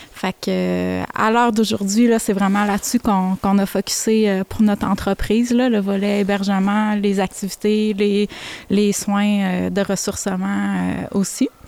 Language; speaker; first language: French; native; French